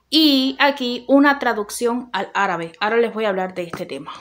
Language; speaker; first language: Spanish; native; Spanish